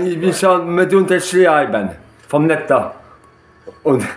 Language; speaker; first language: German; non-native, learner; Polish